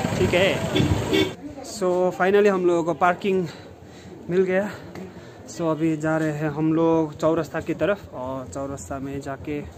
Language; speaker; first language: Hindi; non-native, local second language; Nepali